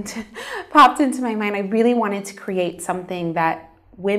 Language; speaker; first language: English; native; English